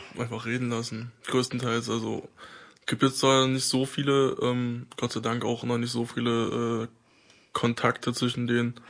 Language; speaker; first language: German; native; German